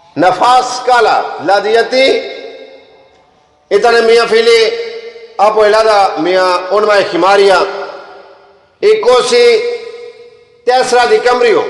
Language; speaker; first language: Greek; non-native, learner; Punjabi